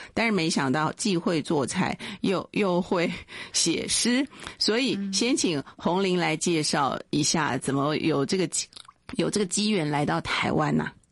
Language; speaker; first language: Chinese; native; Chinese